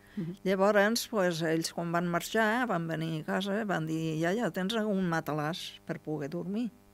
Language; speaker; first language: Catalan; native; Catalan